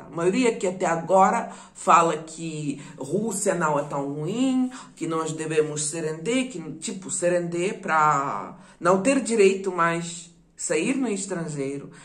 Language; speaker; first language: Portuguese; non-native, fluent; Ukrainian